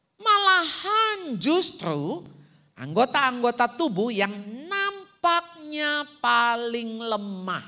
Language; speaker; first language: Indonesian; native; Indonesian